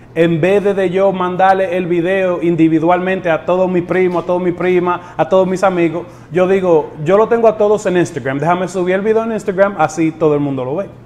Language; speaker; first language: Spanish; native; Spanish